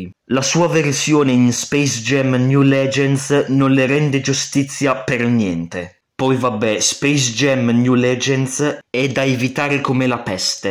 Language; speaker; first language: Italian; native; Italian